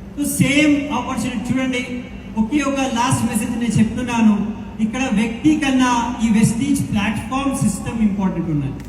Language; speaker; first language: Telugu; non-native, local second language; Hindi